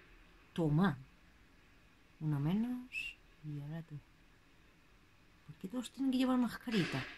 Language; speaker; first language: Spanish; native; Spanish